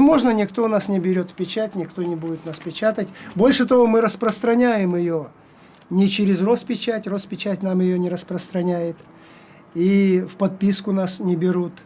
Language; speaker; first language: Russian; native; Russian